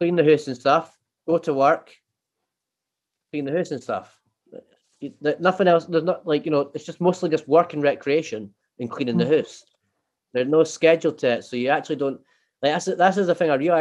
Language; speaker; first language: English; native; English